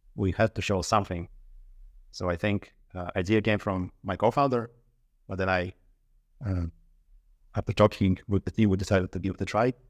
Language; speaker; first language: English; non-native, fluent; Russian